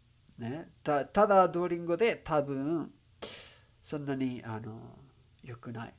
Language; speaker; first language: Japanese; non-native, learner; English